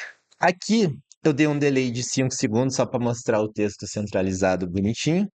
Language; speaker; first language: Portuguese; native; Portuguese